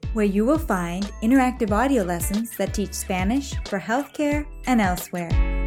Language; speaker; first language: English; native; English